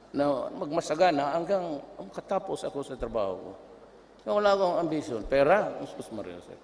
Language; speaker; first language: Filipino; non-native, local second language; Cebuano